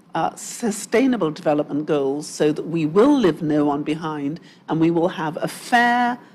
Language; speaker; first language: English; native; English